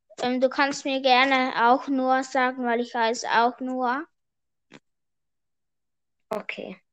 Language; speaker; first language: German; early bilingual, other home language; Vietnamese